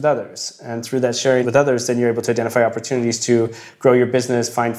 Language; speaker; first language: English; native; English